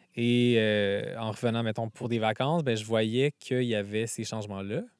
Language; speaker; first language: French; native; French